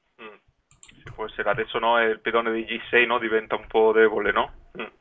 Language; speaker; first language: Italian; non-native, fluent; Spanish